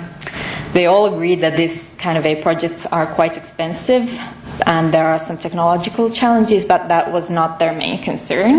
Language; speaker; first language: English; non-native, fluent; Finnish